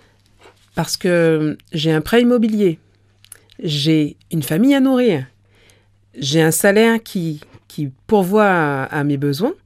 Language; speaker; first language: French; native; French